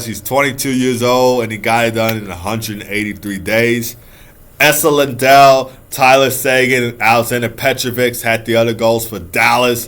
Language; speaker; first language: English; native; English